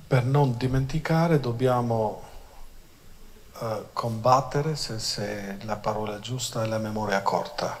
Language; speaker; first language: Italian; non-native, fluent; Albanian